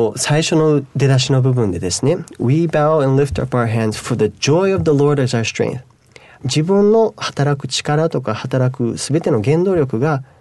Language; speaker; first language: Japanese; early bilingual, heritage; Japanese